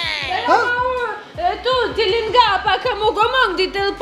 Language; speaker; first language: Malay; non-native, learner; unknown